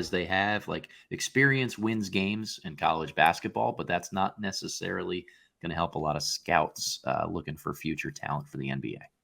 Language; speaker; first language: English; native; English